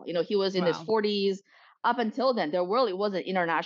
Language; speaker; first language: English; early bilingual, other home language; Chinese